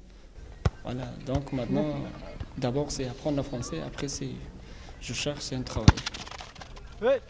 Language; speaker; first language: French; non-native, learner; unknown